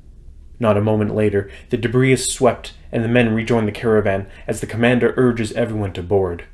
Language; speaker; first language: English; native; English